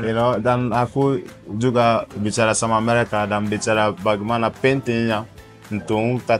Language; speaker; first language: Indonesian; non-native, fluent; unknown